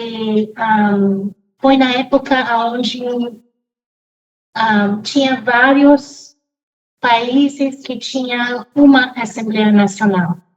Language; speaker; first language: Portuguese; non-native, fluent; English